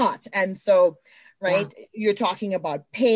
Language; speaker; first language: English; native; English